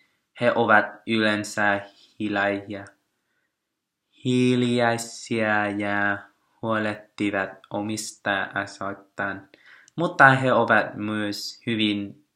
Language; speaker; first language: Finnish; non-native, learner; Vietnamese